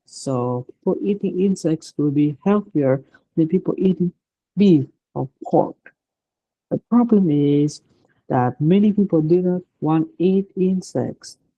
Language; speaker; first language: English; non-native, learner; Vietnamese